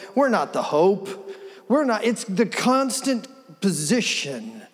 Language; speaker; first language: English; native; English